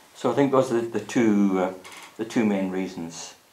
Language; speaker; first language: English; native; English